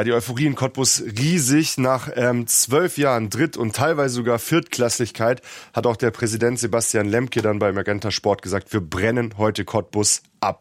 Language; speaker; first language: German; native; German